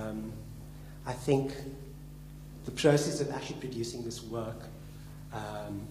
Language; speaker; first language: English; native; English